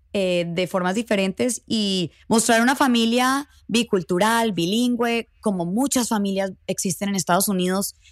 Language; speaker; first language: Spanish; native; Spanish